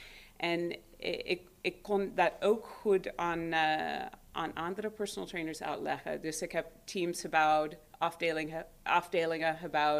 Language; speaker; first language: Dutch; non-native, fluent; English